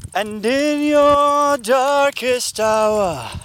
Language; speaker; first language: English; non-native, fluent; Danish